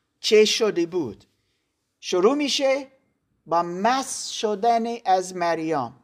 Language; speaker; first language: Persian; non-native, learner; German